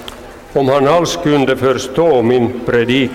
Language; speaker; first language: Swedish; non-native, local second language; Finnish